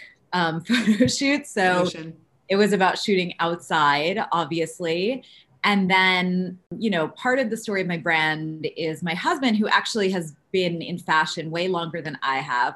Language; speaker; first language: English; native; English